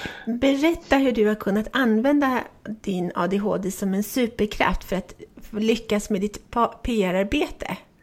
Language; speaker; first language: Swedish; native; Swedish